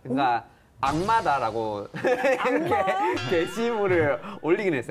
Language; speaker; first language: Korean; native; Korean